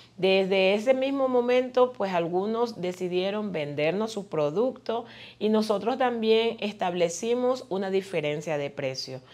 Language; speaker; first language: Spanish; native; Spanish